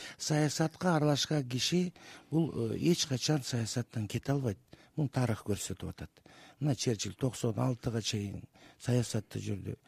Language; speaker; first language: Kyrgyz; native; Kyrgyz